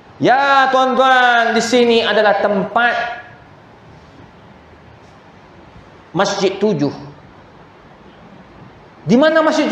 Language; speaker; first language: Malay; native; Malay